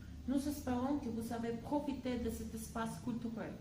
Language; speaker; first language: French; non-native, learner; Spanish